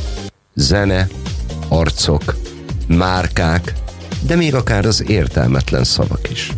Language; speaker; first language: Hungarian; native; Hungarian